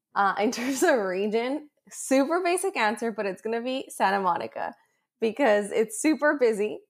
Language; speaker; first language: English; native; English